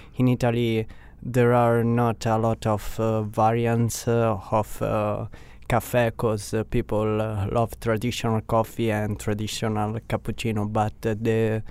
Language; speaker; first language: English; non-native, learner; Italian